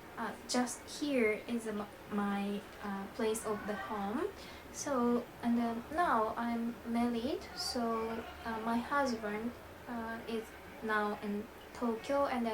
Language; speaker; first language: English; non-native, learner; Japanese